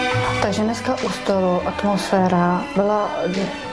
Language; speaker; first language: Czech; non-native, learner; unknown